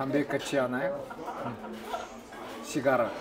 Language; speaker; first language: Korean; non-native, learner; Russian